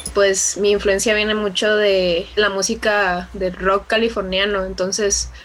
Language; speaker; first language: Spanish; native; Spanish